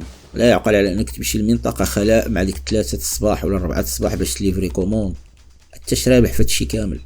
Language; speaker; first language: Arabic; native; Arabic